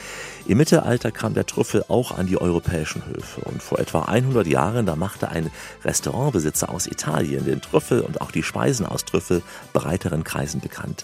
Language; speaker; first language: German; native; German